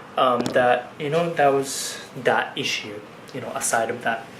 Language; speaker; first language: English; non-native, fluent; Japanese